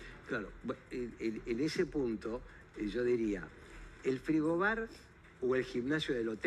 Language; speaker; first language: Spanish; native; Spanish